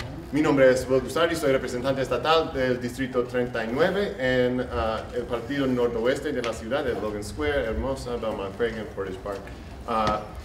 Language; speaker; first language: Spanish; non-native, learner; English